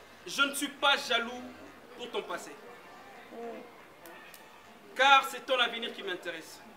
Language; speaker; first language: French; non-native, local second language; Lingala